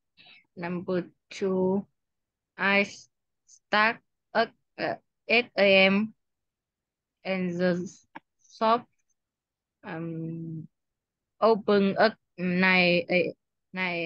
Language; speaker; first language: English; non-native, learner; Vietnamese